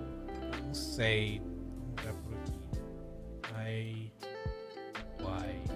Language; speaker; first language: Portuguese; non-native, fluent; English